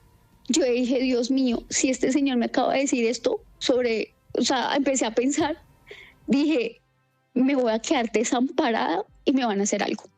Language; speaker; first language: Spanish; native; Spanish